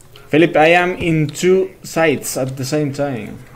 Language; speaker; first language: English; non-native, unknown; Spanish